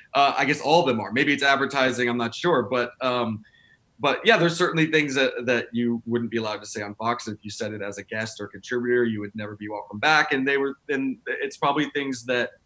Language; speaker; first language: English; native; English